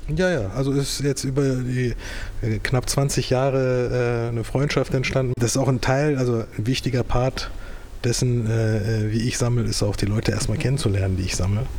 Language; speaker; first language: German; early bilingual, other home language; Turkish